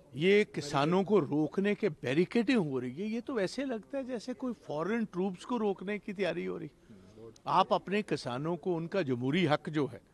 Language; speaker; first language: Hindi; non-native, local second language; Punjabi